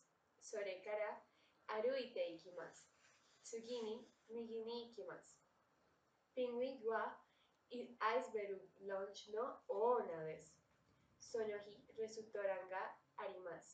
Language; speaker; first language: Japanese; non-native, learner; Spanish